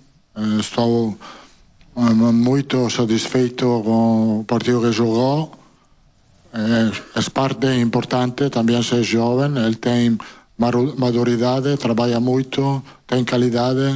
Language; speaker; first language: Portuguese; non-native, learner; Italian